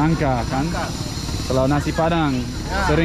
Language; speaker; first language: Indonesian; non-native, learner; English